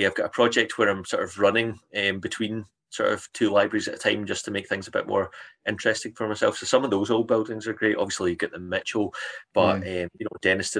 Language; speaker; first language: English; native; English